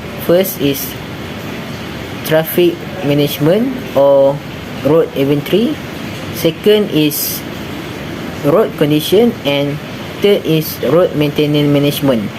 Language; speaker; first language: English; non-native, local second language; Malay